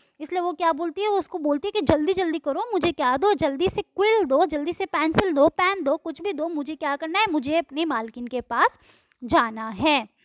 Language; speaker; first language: Hindi; native; Hindi